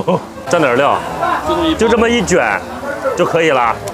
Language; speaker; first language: Chinese; native; Chinese